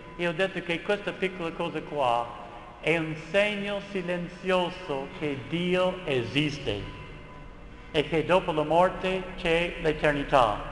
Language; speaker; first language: Italian; non-native, fluent; English